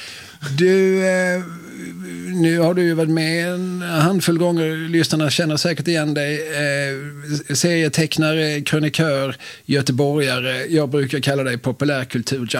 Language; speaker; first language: Swedish; native; Swedish